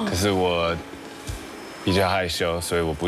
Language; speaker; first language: Chinese; early bilingual, heritage; English